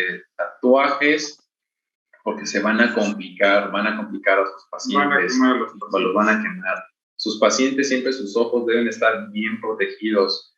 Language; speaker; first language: Spanish; native; Spanish